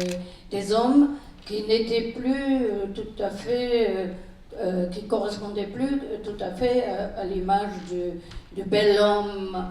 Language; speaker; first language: French; non-native, fluent; German